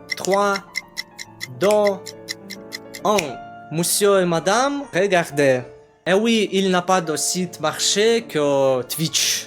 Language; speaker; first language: French; non-native, learner; Russian